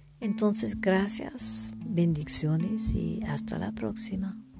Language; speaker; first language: Spanish; non-native, learner; English